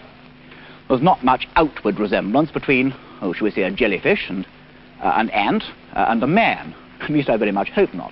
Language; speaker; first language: English; native; English